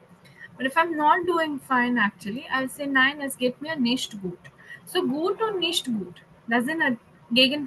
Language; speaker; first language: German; non-native, fluent; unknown